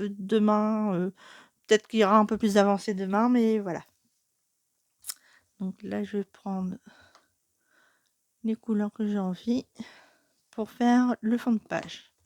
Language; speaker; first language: French; native; French